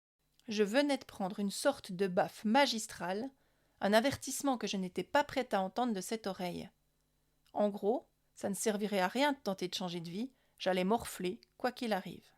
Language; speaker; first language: French; native; French